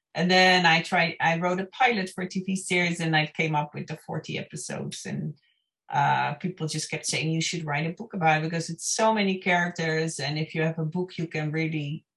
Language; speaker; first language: English; non-native, fluent; Dutch